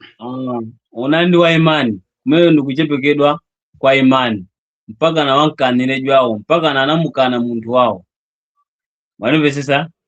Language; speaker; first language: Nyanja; non-native, local second language; Yao